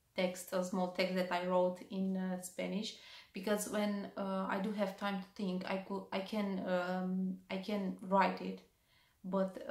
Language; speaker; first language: English; non-native, fluent; Romanian